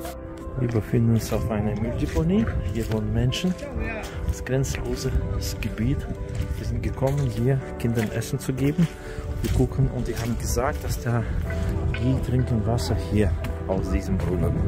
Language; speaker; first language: German; non-native, learner; Russian